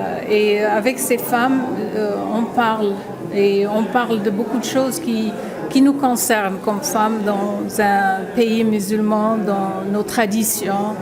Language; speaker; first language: French; non-native, local second language; Arabic